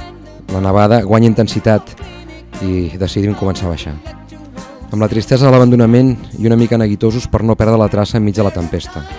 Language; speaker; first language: Catalan; native; Catalan